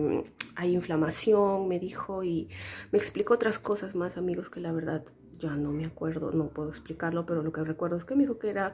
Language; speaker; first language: Spanish; native; Spanish